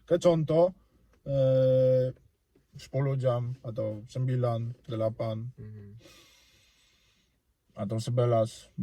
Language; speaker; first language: Indonesian; non-native, learner; Polish